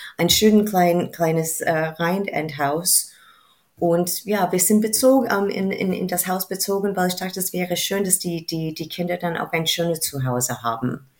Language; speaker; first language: German; non-native, fluent; English